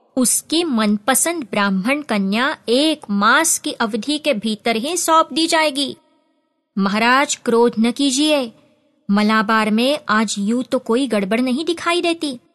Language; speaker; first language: Hindi; non-native, local second language; Marathi